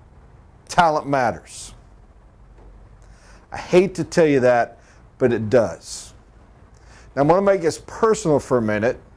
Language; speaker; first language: English; native; English